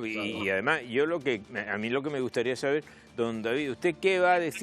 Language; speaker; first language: Spanish; native; Spanish